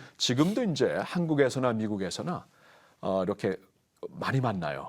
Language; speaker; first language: Korean; native; Korean